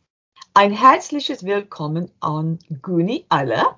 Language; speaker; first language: German; non-native, learner; English